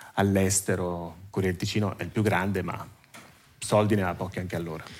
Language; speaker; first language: Italian; native; Italian